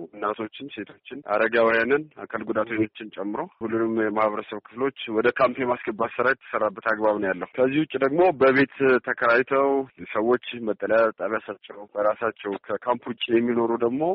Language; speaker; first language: Amharic; native; Amharic